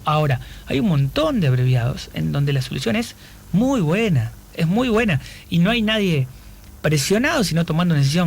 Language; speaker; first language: Spanish; native; Spanish